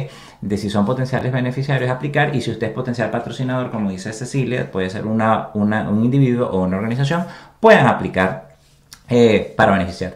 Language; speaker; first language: Spanish; native; Spanish